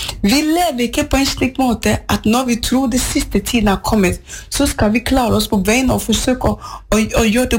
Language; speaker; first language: Norwegian; non-native, fluent; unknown